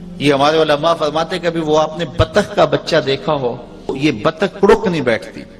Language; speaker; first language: Urdu; non-native, local second language; Punjabi